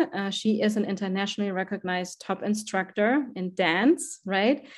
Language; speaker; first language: English; non-native, fluent; German